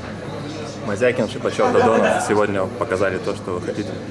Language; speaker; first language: Russian; native; Russian